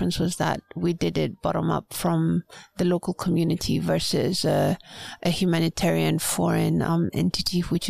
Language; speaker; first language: English; non-native, local second language; Swahili